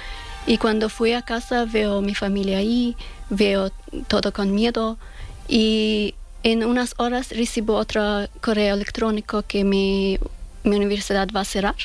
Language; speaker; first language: Spanish; non-native, fluent; Persian